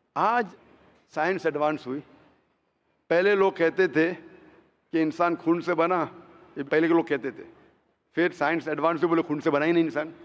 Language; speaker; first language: Hindi; non-native, local second language; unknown